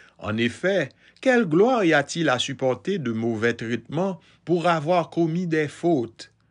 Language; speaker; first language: French; non-native, local second language; Haitian Creole